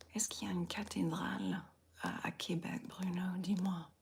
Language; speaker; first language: French; non-native, fluent; English